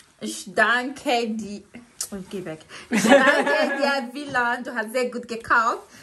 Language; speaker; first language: German; non-native, learner; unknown